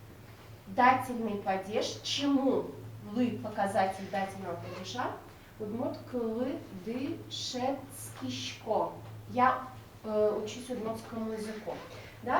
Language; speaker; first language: Russian; non-native, local second language; Udmurt